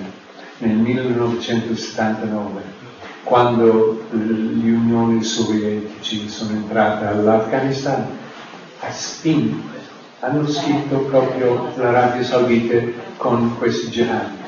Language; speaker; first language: Italian; non-native, fluent; English